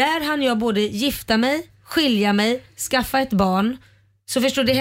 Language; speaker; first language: Swedish; native; Swedish